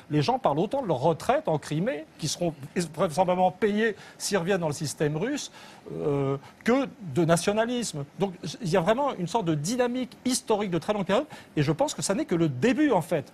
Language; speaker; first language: French; native; French